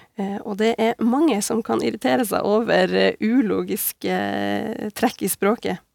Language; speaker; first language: Norwegian; native; Norwegian